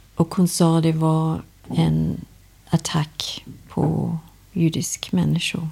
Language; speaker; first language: Swedish; non-native, fluent; English